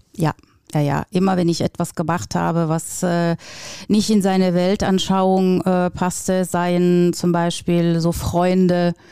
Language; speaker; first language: German; non-native, fluent; Italian